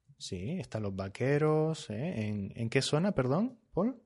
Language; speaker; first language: Spanish; native; Spanish